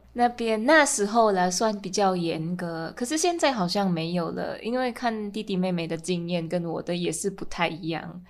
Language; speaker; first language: Chinese; non-native, fluent; Min Nan Chinese